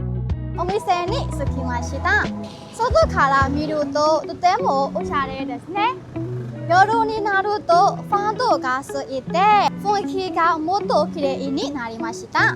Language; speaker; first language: Japanese; non-native, learner; Burmese